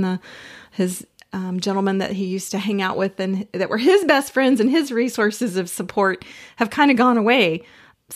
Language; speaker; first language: English; native; English